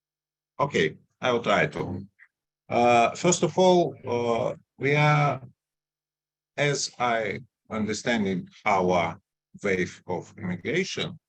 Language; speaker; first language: English; non-native, fluent; Russian